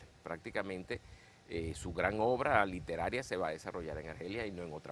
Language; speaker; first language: Spanish; native; Spanish